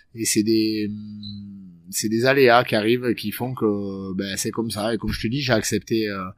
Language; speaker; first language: French; native; French